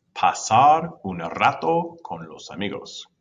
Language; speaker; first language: Spanish; non-native, fluent; English